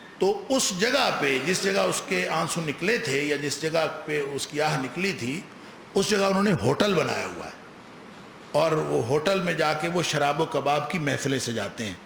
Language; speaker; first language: Urdu; non-native, local second language; Punjabi